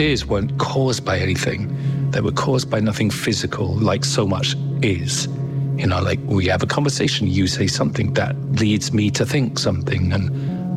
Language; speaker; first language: English; native; English